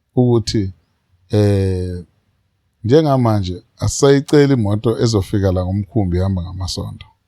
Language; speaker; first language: Zulu; native; Zulu